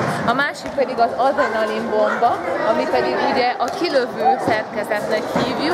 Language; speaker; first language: Hungarian; native; Hungarian